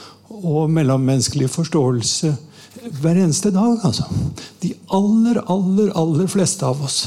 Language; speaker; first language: Norwegian; native; Norwegian